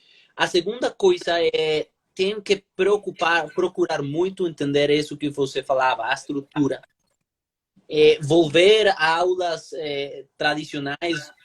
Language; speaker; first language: Portuguese; non-native, learner; Spanish